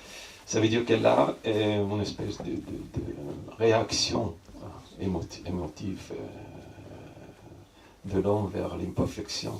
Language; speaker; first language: French; non-native, fluent; Russian